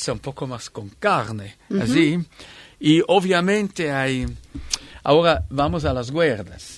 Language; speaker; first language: Spanish; non-native, fluent; Italian